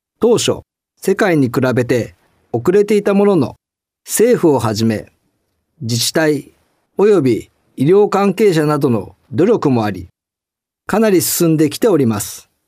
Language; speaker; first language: Japanese; native; Japanese